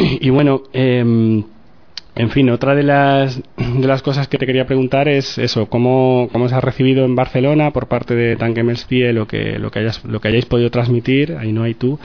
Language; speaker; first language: Spanish; native; Spanish